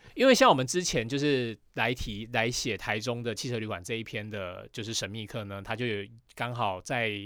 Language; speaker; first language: Chinese; native; Chinese